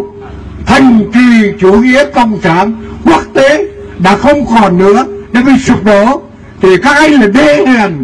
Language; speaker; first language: Vietnamese; native; Vietnamese